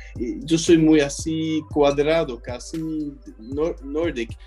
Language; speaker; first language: Spanish; non-native, fluent; French